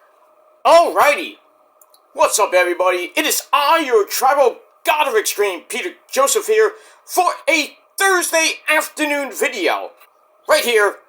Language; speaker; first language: English; native; English